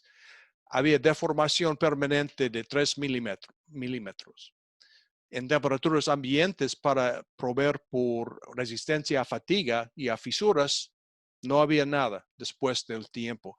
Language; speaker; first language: Spanish; non-native, fluent; English